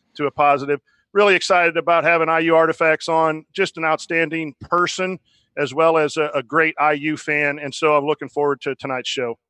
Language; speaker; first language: English; native; English